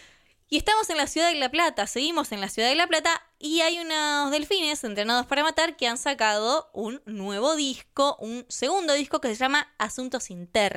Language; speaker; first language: Spanish; native; Spanish